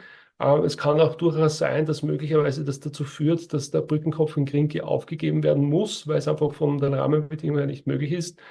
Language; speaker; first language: German; native; German